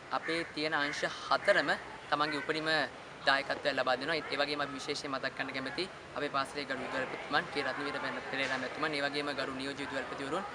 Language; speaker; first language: Sinhala; native; Sinhala